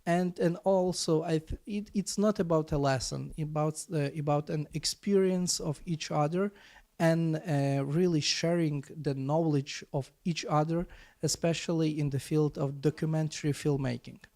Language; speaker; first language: English; non-native, fluent; Ukrainian